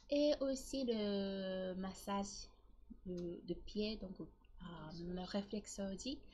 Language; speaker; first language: French; non-native, learner; Japanese